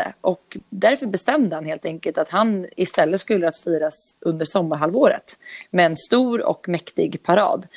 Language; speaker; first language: Swedish; native; Swedish